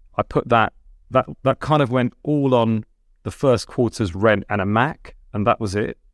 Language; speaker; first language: English; early bilingual, other home language; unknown